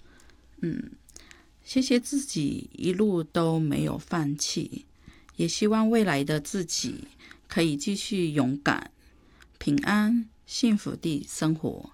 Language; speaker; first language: Chinese; non-native, fluent; Thai